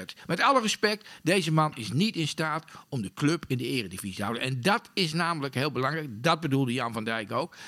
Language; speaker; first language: Dutch; native; Dutch